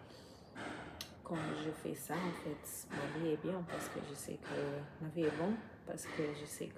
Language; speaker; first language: French; non-native, fluent; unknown